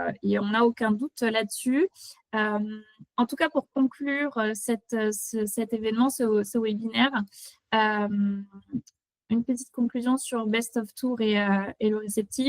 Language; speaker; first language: French; native; French